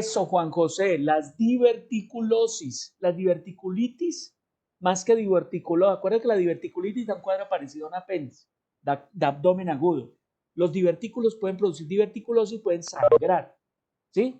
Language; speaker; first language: Spanish; native; Spanish